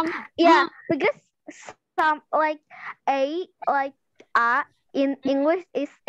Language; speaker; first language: English; non-native, learner; Indonesian